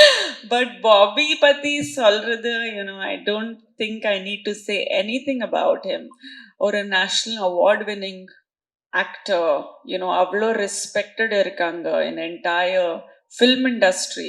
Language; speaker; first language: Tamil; non-native, local second language; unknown